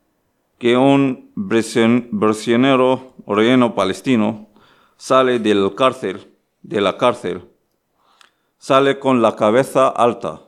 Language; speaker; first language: Spanish; non-native, learner; Arabic